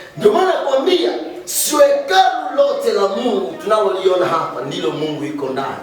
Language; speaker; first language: Swahili; native; Swahili